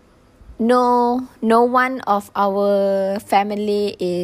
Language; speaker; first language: English; non-native, local second language; Malay